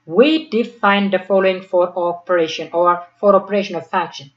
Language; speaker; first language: English; non-native, local second language; Amharic